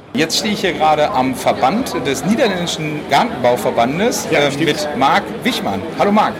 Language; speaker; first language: German; native; German